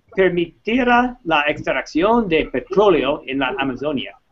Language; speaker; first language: Spanish; non-native, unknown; English